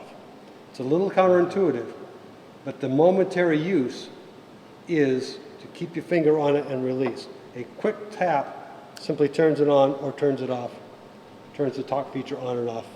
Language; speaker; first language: English; native; English